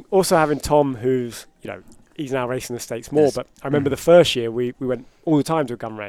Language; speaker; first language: English; native; English